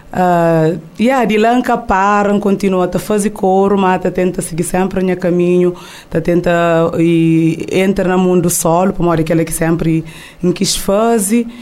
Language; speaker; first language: Portuguese; non-native, local second language; Kabuverdianu